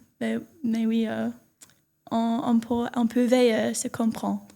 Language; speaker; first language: French; non-native, learner; English